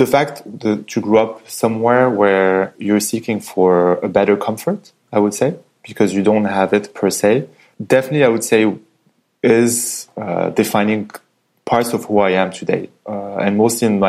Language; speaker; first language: English; non-native, fluent; French